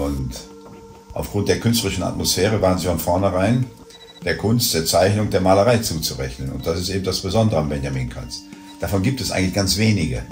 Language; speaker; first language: German; native; German